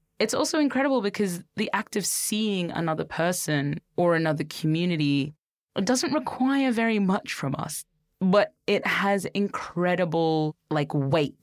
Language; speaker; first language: English; native; English